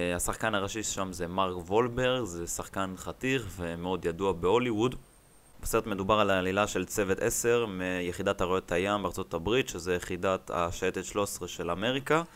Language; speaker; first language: Hebrew; native; Hebrew